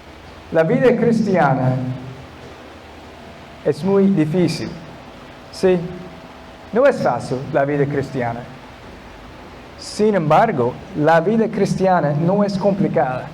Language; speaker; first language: Spanish; non-native, fluent; English